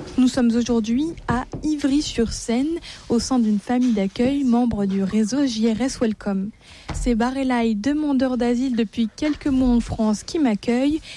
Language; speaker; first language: French; native; French